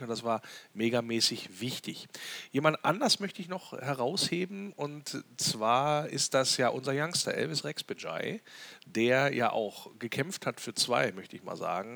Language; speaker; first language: German; native; German